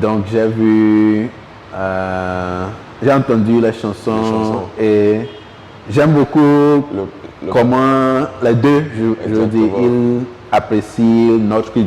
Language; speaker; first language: French; non-native, local second language; Ewe